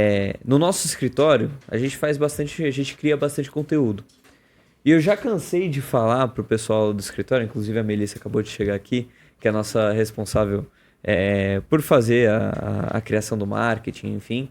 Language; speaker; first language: Portuguese; native; Portuguese